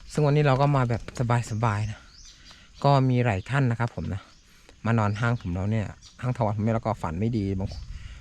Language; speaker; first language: Thai; non-native, local second language; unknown